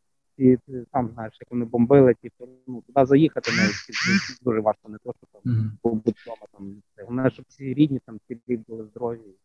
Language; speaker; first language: Ukrainian; native; Ukrainian